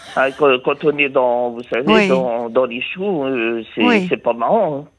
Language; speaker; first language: French; native; French